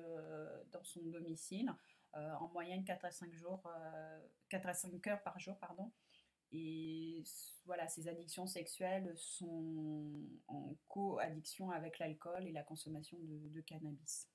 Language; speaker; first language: French; native; French